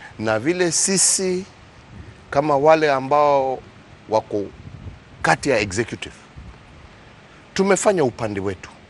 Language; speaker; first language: Swahili; non-native, local second language; Kikuyu